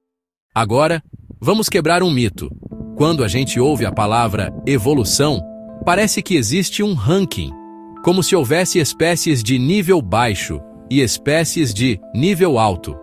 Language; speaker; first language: Portuguese; native; Portuguese